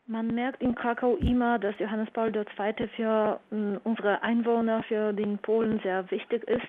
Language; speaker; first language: German; non-native, fluent; Polish